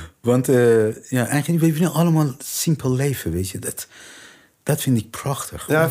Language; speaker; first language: Dutch; non-native, learner; Persian